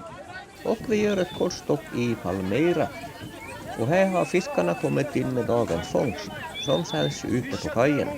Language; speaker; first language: Swedish; native; Swedish